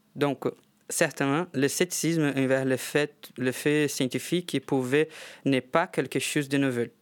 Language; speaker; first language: French; non-native, fluent; Portuguese